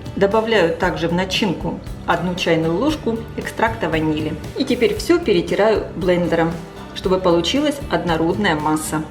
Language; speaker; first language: Russian; native; Russian